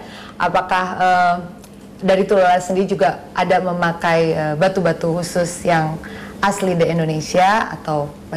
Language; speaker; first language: Indonesian; native; Indonesian